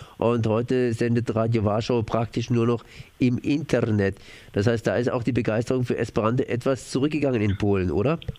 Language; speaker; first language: German; native; German